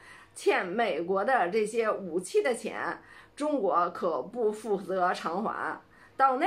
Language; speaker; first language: Chinese; native; Chinese